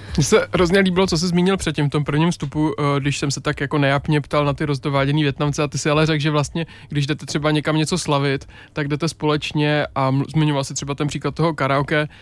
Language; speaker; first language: Czech; native; Czech